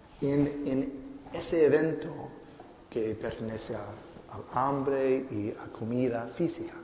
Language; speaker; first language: Spanish; non-native, fluent; English